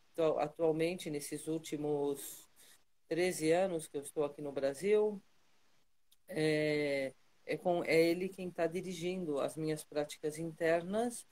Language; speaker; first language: Portuguese; non-native, fluent; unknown